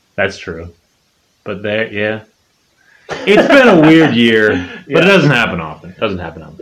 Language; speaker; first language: English; native; English